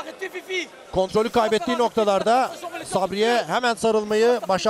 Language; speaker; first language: Turkish; native; Turkish